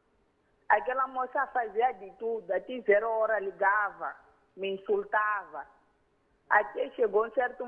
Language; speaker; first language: Portuguese; non-native, local second language; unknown